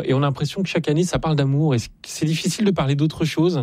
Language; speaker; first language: French; native; French